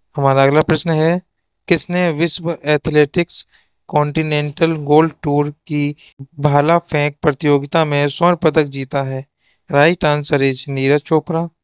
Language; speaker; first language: Hindi; native; Hindi